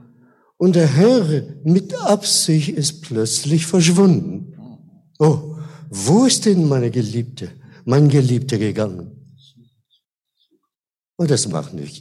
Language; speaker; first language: German; non-native, fluent; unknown